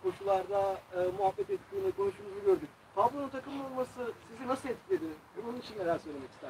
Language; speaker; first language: Turkish; native; Turkish